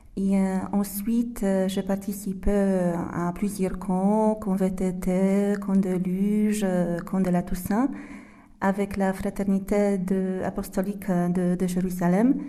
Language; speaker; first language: French; non-native, fluent; Polish